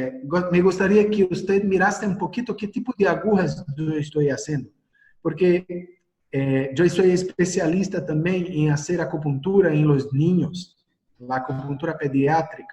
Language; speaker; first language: Spanish; non-native, learner; Portuguese